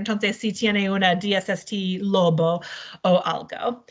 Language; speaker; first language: Spanish; non-native, learner; English